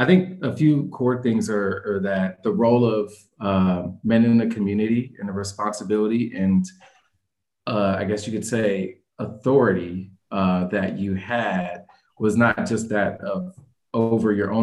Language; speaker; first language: English; native; English